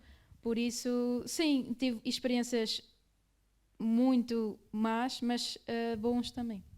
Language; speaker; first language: Portuguese; early bilingual, other home language; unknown